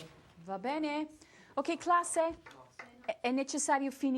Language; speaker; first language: Italian; non-native, fluent; English